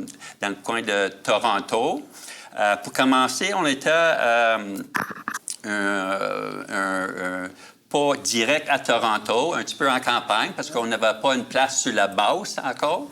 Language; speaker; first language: French; native; French